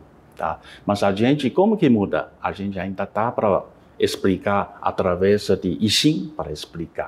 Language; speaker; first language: Portuguese; non-native, learner; Chinese